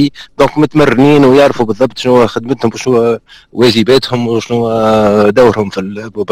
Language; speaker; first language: Arabic; native; Arabic